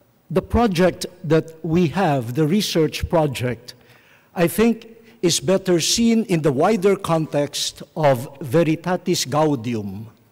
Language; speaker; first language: English; non-native, local second language; Filipino